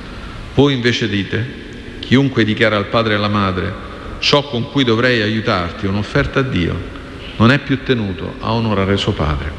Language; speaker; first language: Italian; native; Italian